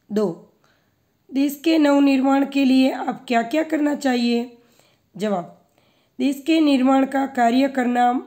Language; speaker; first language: Hindi; non-native, local second language; Gujarati